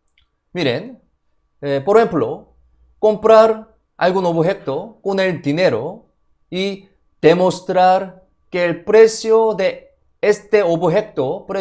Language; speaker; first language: Spanish; non-native, fluent; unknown